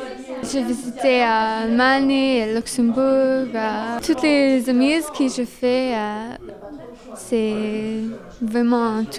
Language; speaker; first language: French; non-native, learner; English